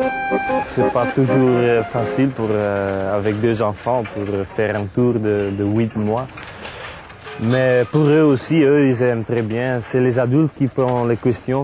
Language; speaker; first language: French; non-native, local second language; Dutch